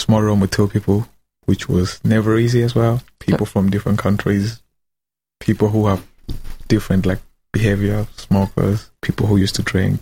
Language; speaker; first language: English; non-native, local second language; Kinyarwanda